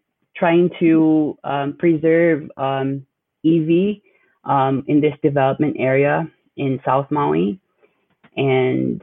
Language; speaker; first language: English; non-native, local second language; Filipino